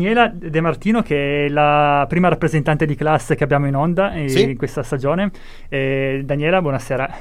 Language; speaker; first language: Italian; native; Italian